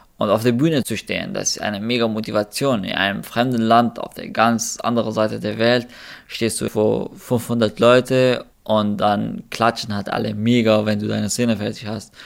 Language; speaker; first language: German; non-native, fluent; Kurdish